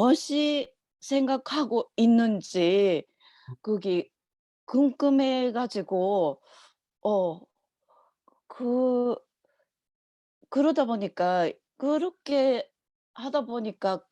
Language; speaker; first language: Korean; non-native, learner; Japanese